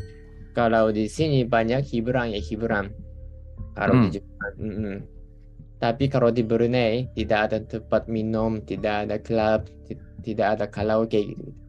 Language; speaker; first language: Indonesian; non-native, fluent; Japanese